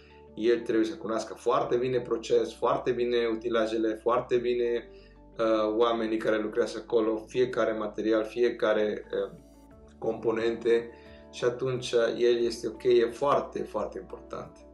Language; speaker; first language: Romanian; non-native, fluent; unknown